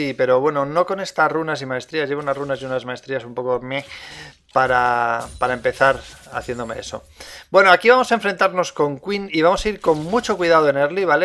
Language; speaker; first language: Spanish; native; Spanish